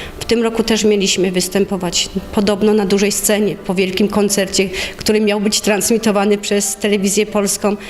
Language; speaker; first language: Polish; native; Polish